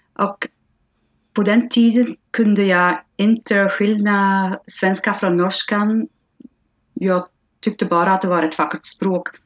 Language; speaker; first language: Swedish; non-native, fluent; Dutch